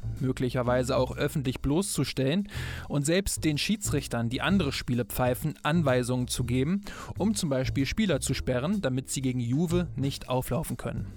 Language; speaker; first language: German; native; German